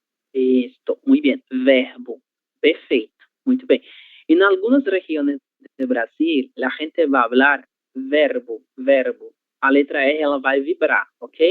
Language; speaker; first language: Spanish; non-native, learner; Portuguese